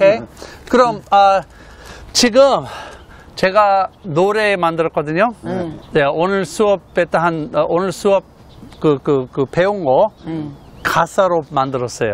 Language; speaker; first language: Korean; non-native, fluent; English